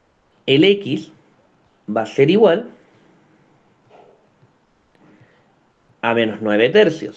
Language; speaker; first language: Spanish; native; Spanish